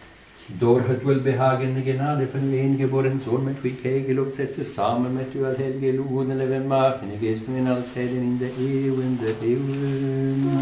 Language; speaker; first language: Dutch; non-native, fluent; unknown